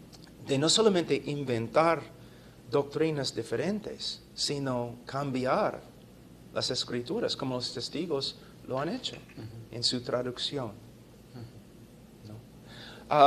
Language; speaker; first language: Spanish; non-native, fluent; English